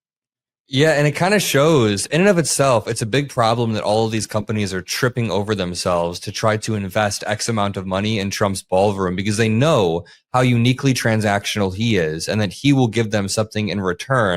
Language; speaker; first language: English; native; English